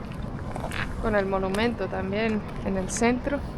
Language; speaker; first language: Spanish; non-native, fluent; Estonian